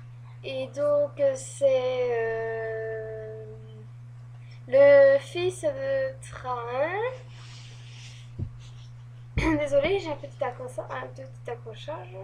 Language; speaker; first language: French; native; French